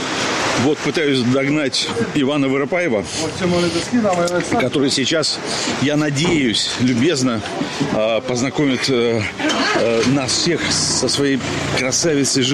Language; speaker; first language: Russian; native; Russian